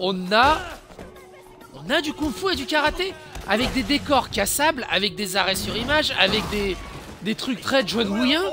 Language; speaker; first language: French; native; French